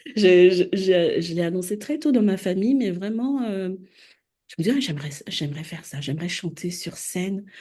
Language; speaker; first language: French; non-native, local second language; Malagasy